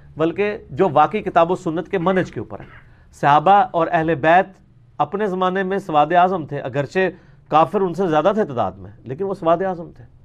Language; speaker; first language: Urdu; non-native, local second language; Punjabi